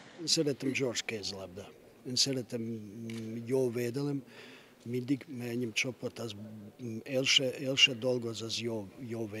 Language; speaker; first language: Hungarian; non-native, learner; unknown